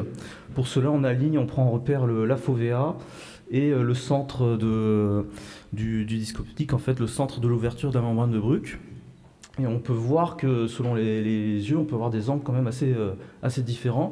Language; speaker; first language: French; native; French